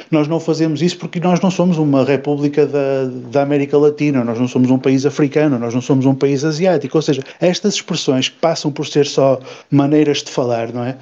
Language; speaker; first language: Portuguese; native; Portuguese